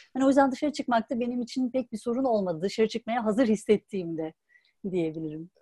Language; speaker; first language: Turkish; native; Turkish